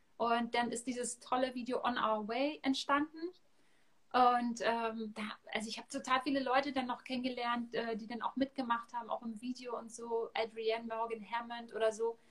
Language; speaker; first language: German; native; German